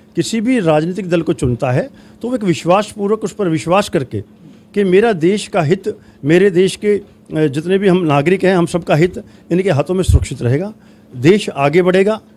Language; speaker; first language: Hindi; native; Hindi